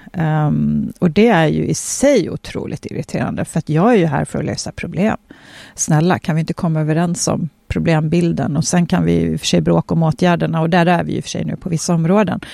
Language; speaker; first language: Swedish; early bilingual, other home language; Polish